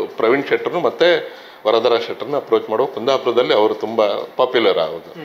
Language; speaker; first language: Kannada; native; Kannada